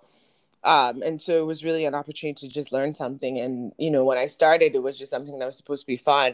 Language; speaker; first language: English; non-native, local second language; Akan